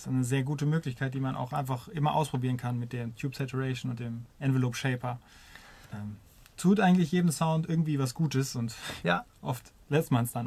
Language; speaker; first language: German; native; German